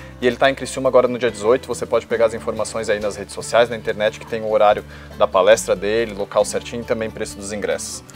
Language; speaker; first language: Portuguese; native; Portuguese